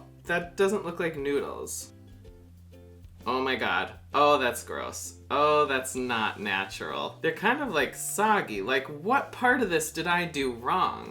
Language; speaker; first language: English; native; English